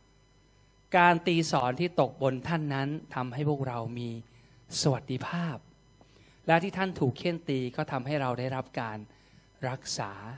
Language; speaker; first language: Thai; native; Thai